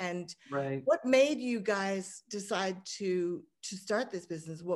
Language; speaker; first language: English; native; English